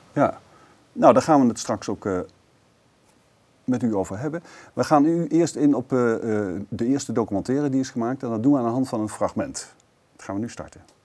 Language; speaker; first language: Dutch; native; Dutch